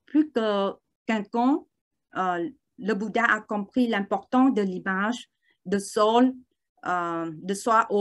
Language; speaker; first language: French; non-native, learner; Vietnamese